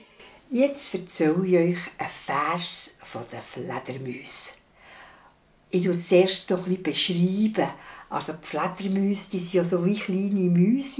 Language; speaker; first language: German; native; German